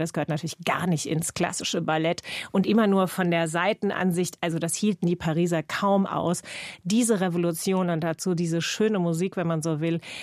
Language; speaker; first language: German; non-native, fluent; English